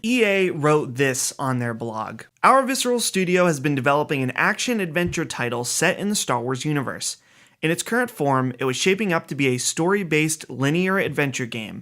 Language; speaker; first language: English; native; English